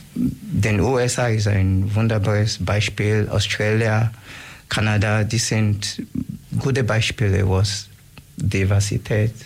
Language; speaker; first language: German; non-native, learner; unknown